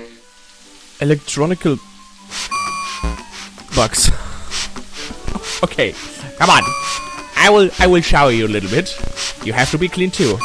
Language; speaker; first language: English; non-native, fluent; German